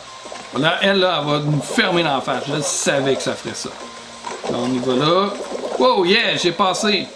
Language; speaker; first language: French; native; French